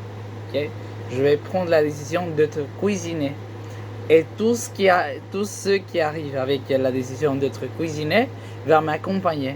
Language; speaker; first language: French; non-native, learner; Spanish